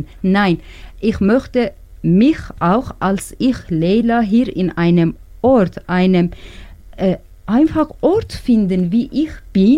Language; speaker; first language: German; non-native, learner; Turkish